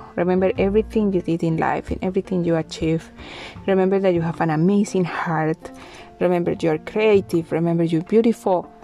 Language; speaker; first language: English; non-native, fluent; Spanish